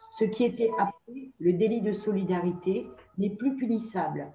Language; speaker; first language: French; native; French